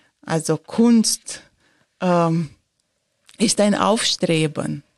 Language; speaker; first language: German; non-native, fluent; Romanian